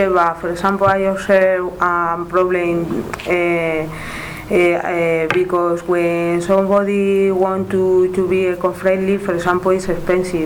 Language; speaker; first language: English; non-native, learner; Spanish